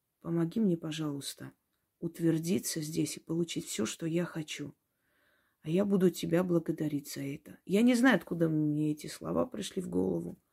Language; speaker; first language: Russian; non-native, local second language; Armenian